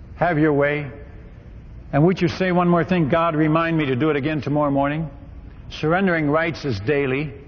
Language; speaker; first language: English; non-native, fluent; Dutch